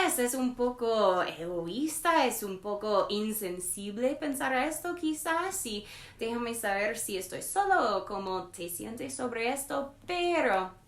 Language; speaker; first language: Spanish; non-native, learner; English